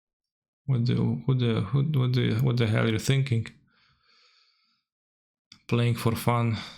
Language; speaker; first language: English; non-native, fluent; Polish